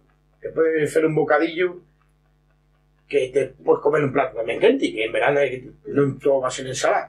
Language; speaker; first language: Spanish; non-native, local second language; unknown